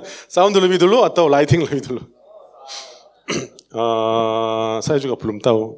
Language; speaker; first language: Indonesian; non-native, learner; Korean